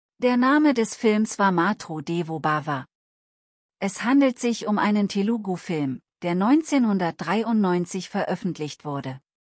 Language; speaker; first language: German; non-native, learner; Telugu